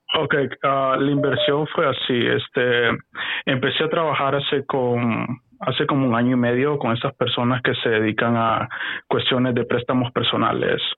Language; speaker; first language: Spanish; native; Spanish